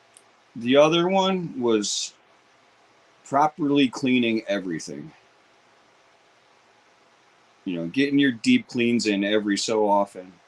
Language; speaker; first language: English; native; English